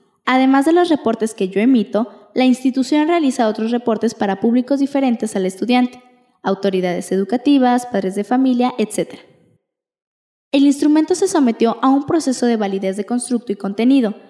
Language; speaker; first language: Spanish; native; Spanish